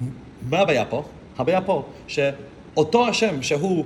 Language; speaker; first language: Hebrew; non-native, fluent; English